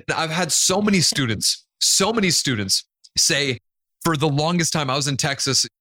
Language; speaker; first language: English; non-native, fluent; Spanish